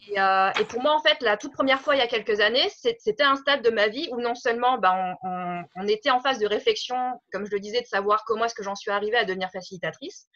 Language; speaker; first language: French; native; French